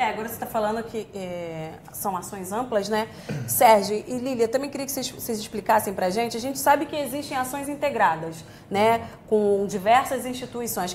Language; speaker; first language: Portuguese; native; Portuguese